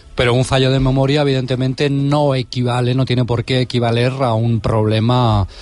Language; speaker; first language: Spanish; non-native, local second language; Catalan